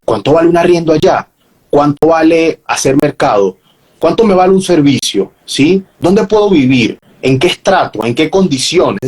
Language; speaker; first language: Spanish; native; Spanish